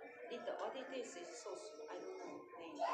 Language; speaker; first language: English; non-native, learner; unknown